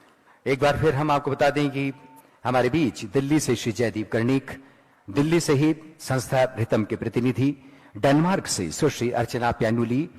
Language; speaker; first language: Hindi; native; Hindi